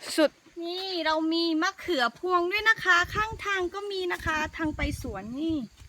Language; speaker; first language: Thai; non-native, local second language; S'gaw Karen